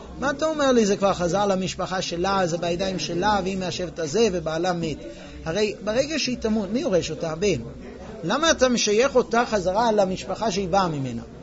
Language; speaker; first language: Hebrew; native; Hebrew